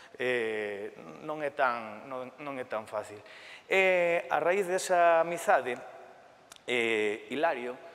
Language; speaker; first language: Galician; early bilingual, other home language; Spanish